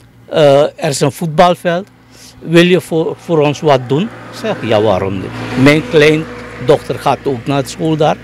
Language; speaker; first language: Dutch; non-native, local second language; Caribbean Hindustani